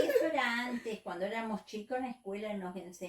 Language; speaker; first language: Spanish; non-native, local second language; German